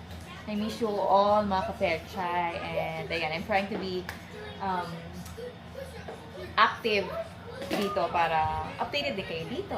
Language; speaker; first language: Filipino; native; Filipino